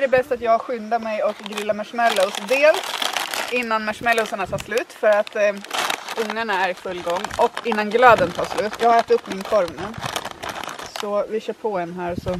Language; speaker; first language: Swedish; native; Swedish